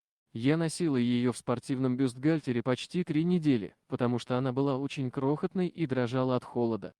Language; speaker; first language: Russian; native; Russian